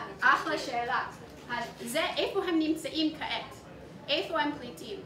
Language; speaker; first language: Hebrew; non-native, fluent; English